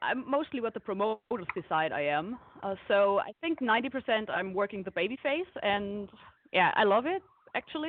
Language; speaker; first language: English; non-native, fluent; German